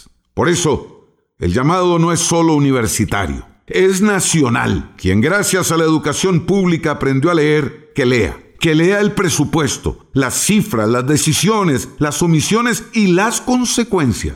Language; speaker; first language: Spanish; native; Spanish